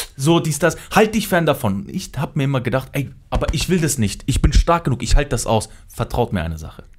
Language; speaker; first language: German; early bilingual, other home language; Kurdish